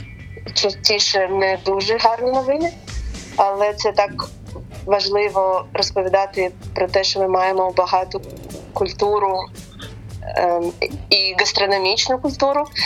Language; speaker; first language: Ukrainian; non-native, local second language; Russian